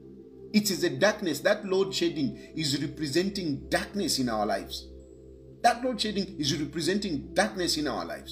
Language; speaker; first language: English; non-native, local second language; Bemba